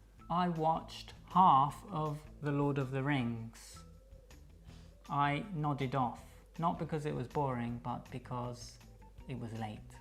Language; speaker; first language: English; native; English